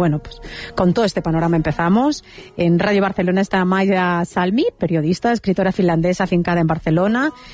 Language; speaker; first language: Spanish; native; Spanish